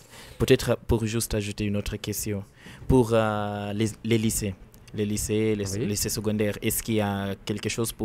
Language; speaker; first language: French; non-native, learner; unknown